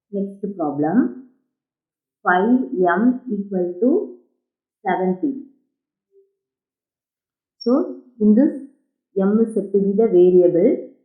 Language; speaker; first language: English; non-native, local second language; Tamil